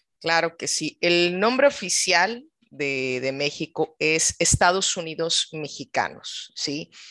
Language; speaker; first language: Spanish; native; Spanish